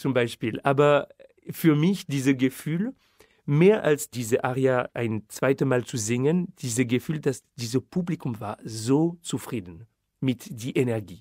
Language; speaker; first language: German; non-native, fluent; French